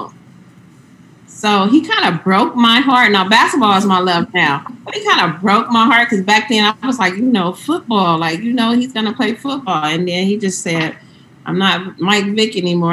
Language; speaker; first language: English; native; English